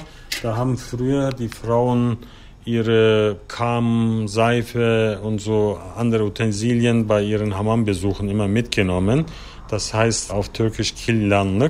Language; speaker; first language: German; early bilingual, other home language; Turkish